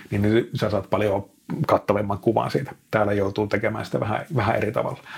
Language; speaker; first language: Finnish; native; Finnish